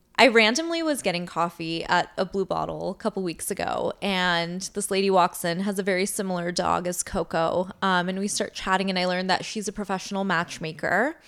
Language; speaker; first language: English; native; English